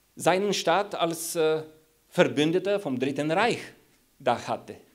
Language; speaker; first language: German; non-native, fluent; Bulgarian